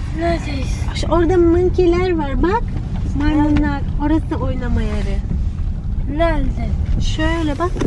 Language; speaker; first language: Turkish; early bilingual, heritage; Turkish